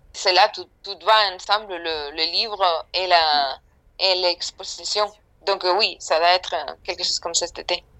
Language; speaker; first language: French; non-native, fluent; Spanish